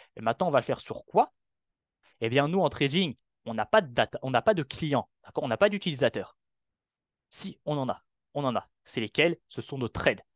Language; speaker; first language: French; non-native, local second language; Arabic